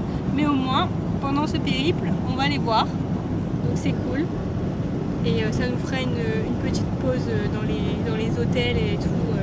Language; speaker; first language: French; native; French